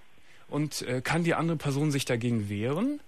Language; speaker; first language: German; native; German